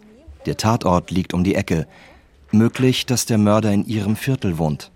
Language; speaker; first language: German; native; German